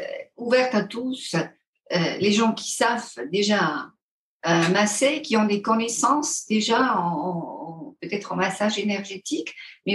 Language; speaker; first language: French; non-native, fluent; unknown